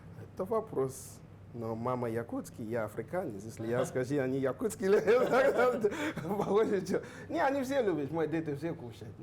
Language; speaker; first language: Russian; non-native, learner; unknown